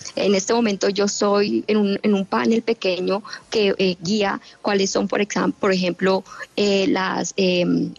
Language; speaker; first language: Spanish; native; Spanish